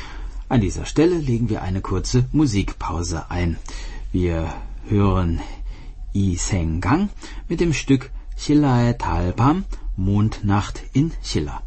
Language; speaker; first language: German; native; German